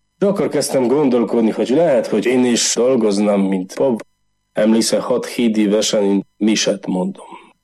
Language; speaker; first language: Hungarian; non-native, learner; Polish